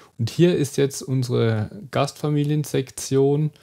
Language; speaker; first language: German; native; German